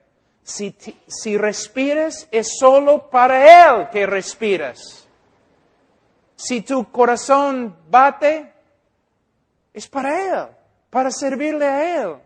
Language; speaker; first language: Spanish; non-native, fluent; English